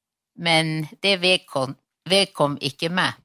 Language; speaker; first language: Norwegian; non-native, local second language; Northern Sami